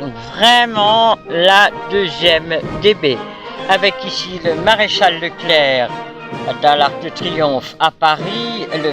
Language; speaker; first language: French; native; French